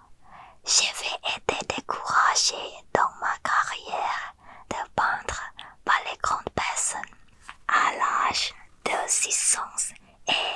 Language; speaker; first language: French; non-native, learner; Thai